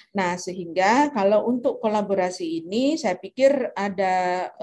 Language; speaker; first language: Indonesian; native; Indonesian